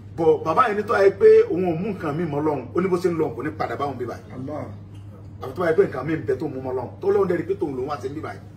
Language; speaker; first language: Yoruba; native; Yoruba